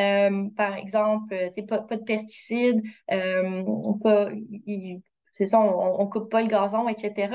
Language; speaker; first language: French; native; French